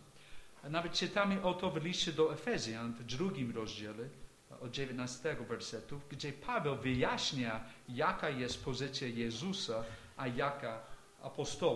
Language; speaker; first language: Polish; non-native, fluent; English